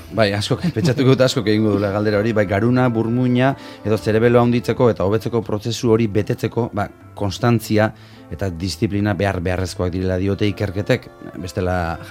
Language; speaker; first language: Basque; native; Basque